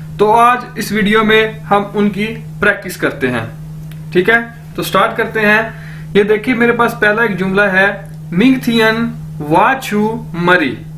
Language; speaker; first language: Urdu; native; Urdu